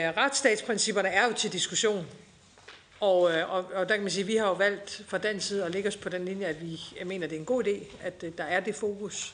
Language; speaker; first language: Danish; native; Danish